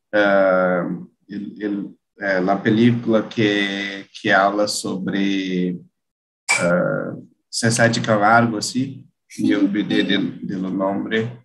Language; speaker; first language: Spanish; non-native, learner; Portuguese